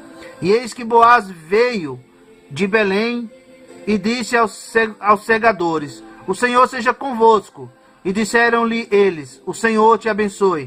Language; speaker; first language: Portuguese; native; Portuguese